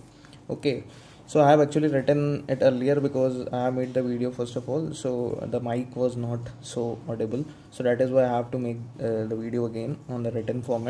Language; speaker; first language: English; non-native, local second language; Hindi